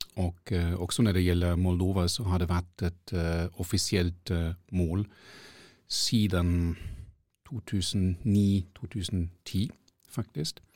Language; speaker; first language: Norwegian; non-native, fluent; German